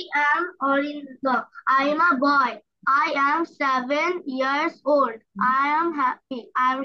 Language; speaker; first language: English; non-native, learner; Bangla